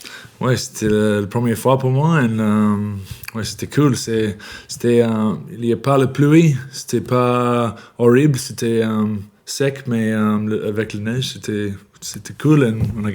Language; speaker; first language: French; non-native, learner; English